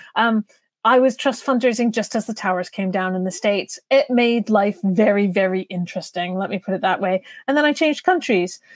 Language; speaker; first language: English; native; English